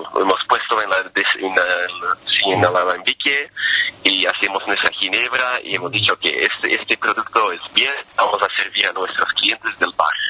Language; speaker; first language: Spanish; non-native, fluent; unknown